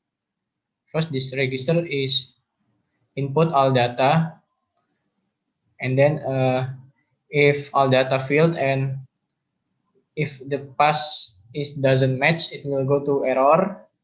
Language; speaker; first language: English; non-native, learner; Indonesian